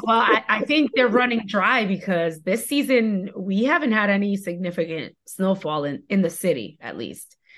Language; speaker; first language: English; early bilingual, other home language; Spanish